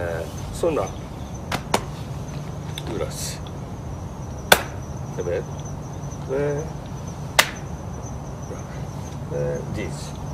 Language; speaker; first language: Turkish; non-native, learner; Japanese